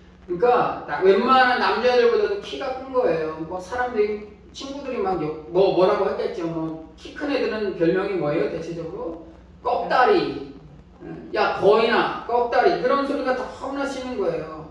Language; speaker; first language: Korean; native; Korean